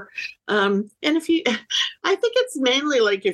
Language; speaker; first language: English; native; English